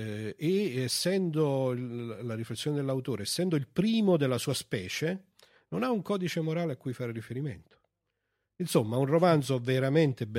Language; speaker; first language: Italian; native; Italian